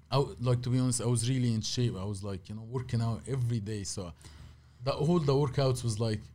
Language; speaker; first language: English; non-native, fluent; Arabic